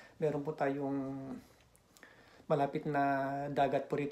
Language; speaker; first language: Filipino; native; Filipino